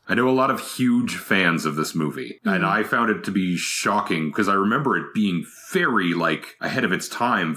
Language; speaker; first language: English; native; English